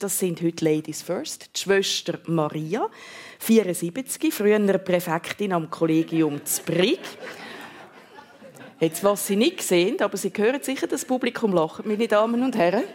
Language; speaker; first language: German; native; German